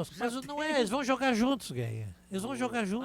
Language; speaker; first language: Portuguese; native; Portuguese